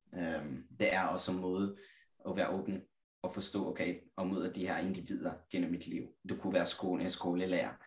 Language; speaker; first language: Danish; non-native, fluent; Italian